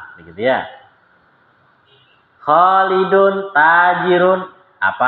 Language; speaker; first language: Arabic; non-native, learner; Indonesian